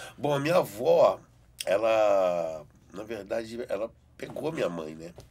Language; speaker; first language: Portuguese; early bilingual, heritage; Portuguese